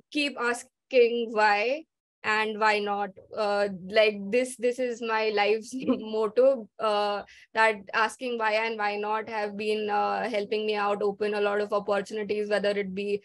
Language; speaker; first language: English; non-native, local second language; Marathi